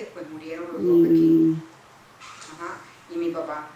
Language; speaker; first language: Spanish; early bilingual, other home language; Greek